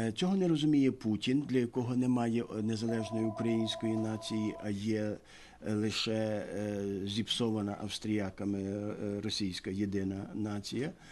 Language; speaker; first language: Ukrainian; native; Ukrainian